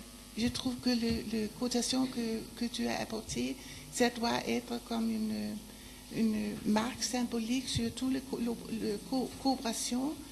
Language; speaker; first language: French; non-native, fluent; Danish